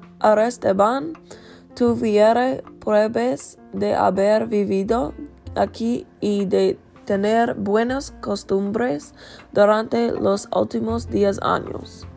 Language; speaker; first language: Spanish; non-native, learner; English